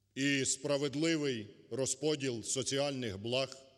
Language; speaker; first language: Ukrainian; native; Ukrainian